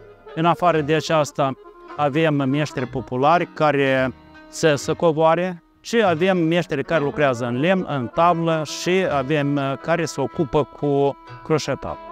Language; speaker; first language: Romanian; native; Romanian